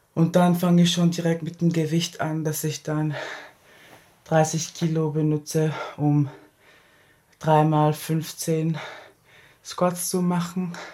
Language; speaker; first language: German; early bilingual, other home language; Japanese